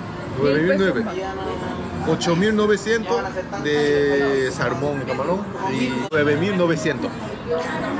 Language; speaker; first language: Spanish; non-native, learner; Japanese